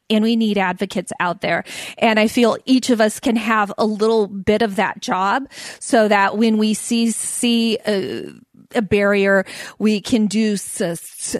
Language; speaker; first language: English; native; English